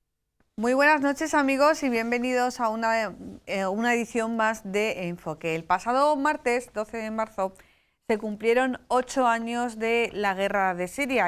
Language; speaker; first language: Spanish; native; Spanish